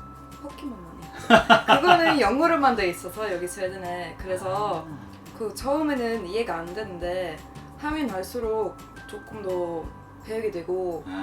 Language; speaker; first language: Korean; non-native, fluent; Swedish